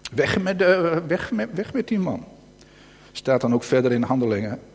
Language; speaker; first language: Dutch; native; Dutch